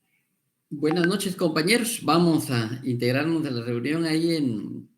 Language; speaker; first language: Spanish; native; Spanish